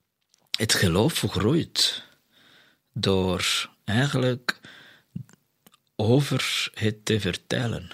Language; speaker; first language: Dutch; non-native, fluent; Kinyarwanda